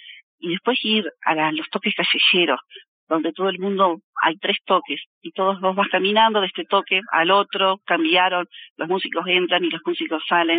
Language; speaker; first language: Spanish; native; Spanish